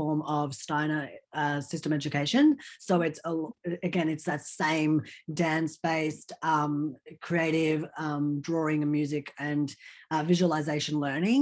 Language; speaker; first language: English; early bilingual, other home language; Hindi